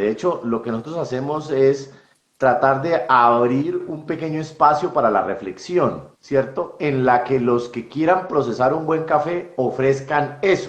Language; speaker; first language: Spanish; native; Spanish